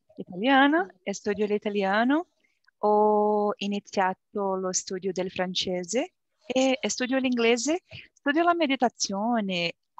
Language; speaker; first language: Italian; non-native, learner; Portuguese